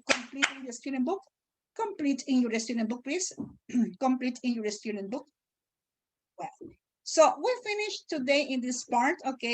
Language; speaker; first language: English; non-native, fluent; Spanish